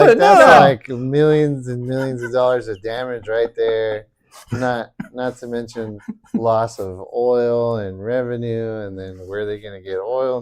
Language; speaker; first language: English; native; English